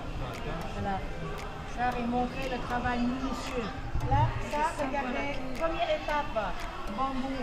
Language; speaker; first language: French; non-native, learner; Thai